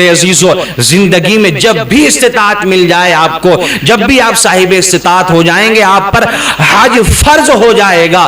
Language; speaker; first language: Urdu; native; Urdu